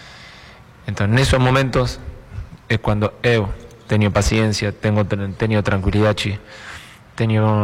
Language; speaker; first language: Portuguese; non-native, fluent; Spanish